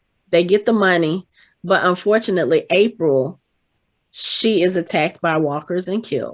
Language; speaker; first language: English; native; English